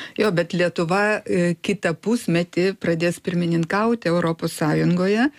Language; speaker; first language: Lithuanian; native; Lithuanian